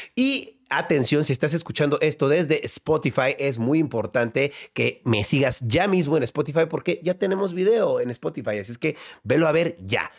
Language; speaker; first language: Spanish; native; Spanish